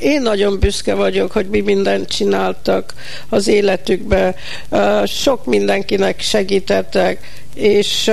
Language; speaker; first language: Hungarian; early bilingual, heritage; Hungarian